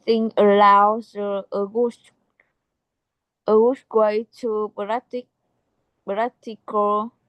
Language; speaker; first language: English; non-native, learner; Vietnamese